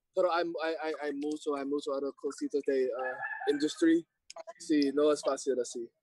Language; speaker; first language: Spanish; non-native, learner; English